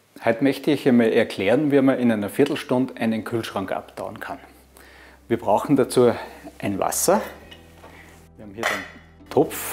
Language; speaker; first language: German; native; German